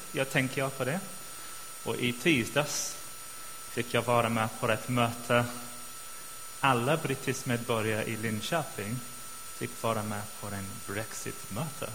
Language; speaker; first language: Swedish; non-native, fluent; English